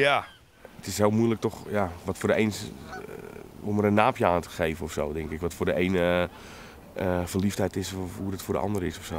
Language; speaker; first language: Dutch; native; Dutch